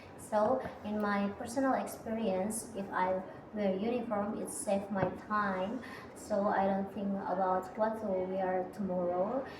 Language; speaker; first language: English; non-native, learner; Indonesian